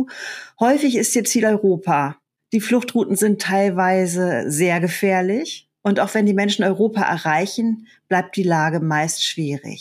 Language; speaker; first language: German; native; German